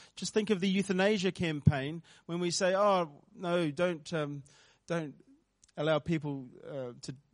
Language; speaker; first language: English; native; English